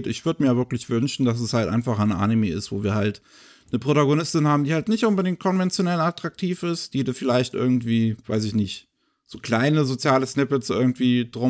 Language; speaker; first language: German; native; German